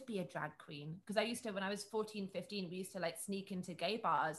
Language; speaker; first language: English; native; English